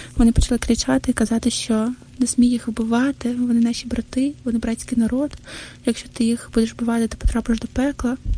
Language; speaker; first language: Ukrainian; non-native, local second language; Russian